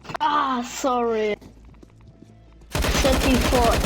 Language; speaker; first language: English; non-native, learner; Russian